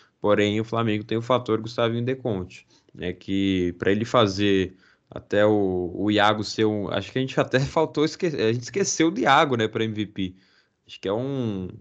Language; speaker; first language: Portuguese; native; Portuguese